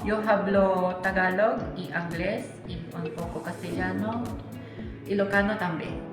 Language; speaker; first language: Spanish; non-native, learner; Filipino